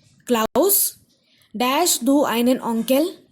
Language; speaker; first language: German; non-native, fluent; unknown